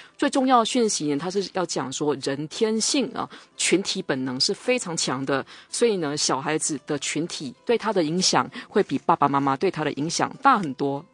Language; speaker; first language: Chinese; non-native, local second language; Min Nan Chinese